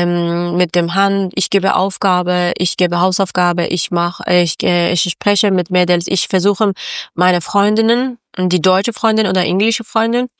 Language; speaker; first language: German; non-native, learner; Persian